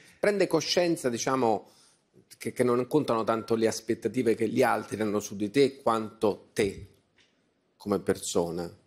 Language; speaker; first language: Italian; native; Italian